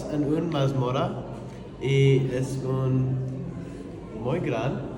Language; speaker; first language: Spanish; non-native, learner; English